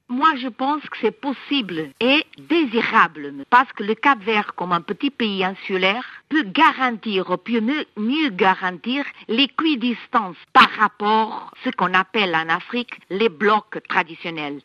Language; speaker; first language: French; non-native, fluent; Kabuverdianu